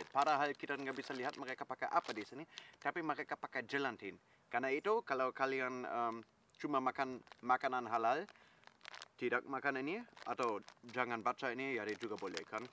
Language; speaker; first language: Indonesian; non-native, fluent; German